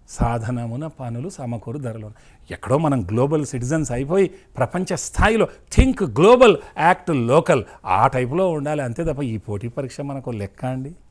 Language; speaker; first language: Telugu; native; Telugu